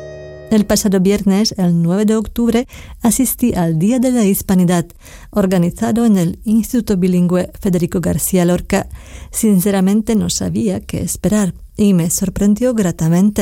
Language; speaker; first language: Spanish; non-native, fluent; Slovak